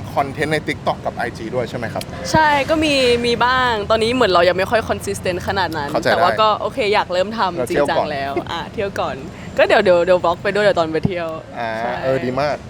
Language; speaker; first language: Thai; native; Thai